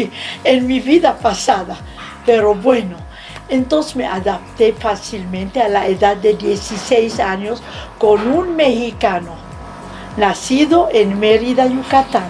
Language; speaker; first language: Spanish; non-native, fluent; Arabic